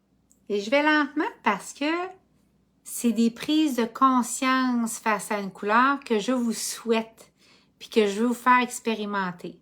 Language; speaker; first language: French; native; French